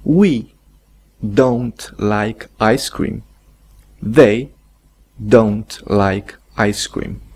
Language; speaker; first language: English; non-native, fluent; Spanish